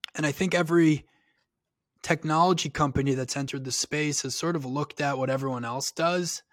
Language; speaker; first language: English; native; English